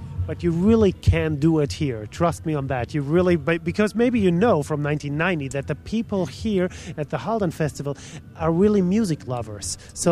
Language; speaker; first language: English; non-native, fluent; German